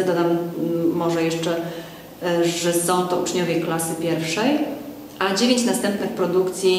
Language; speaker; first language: Polish; native; Polish